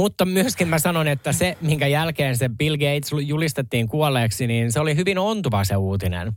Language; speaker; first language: Finnish; native; Finnish